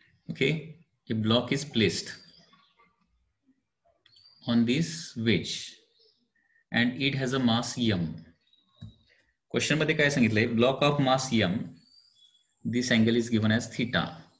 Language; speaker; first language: English; non-native, local second language; Marathi